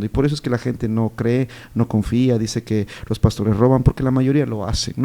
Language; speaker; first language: Spanish; native; Spanish